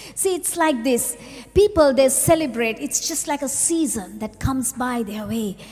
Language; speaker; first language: English; non-native, local second language; Sinhala